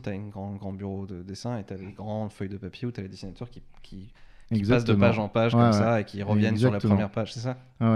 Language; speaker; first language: French; native; French